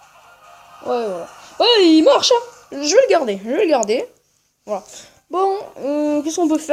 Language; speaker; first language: French; native; French